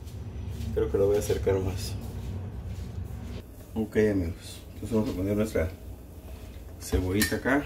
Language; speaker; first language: Spanish; native; Spanish